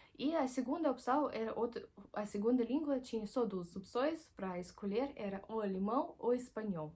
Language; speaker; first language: Portuguese; non-native, fluent; Russian